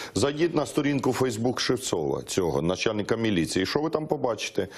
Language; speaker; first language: Ukrainian; native; Ukrainian